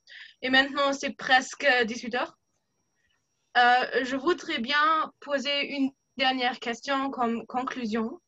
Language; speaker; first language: French; non-native, fluent; German